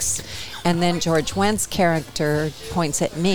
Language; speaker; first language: English; native; English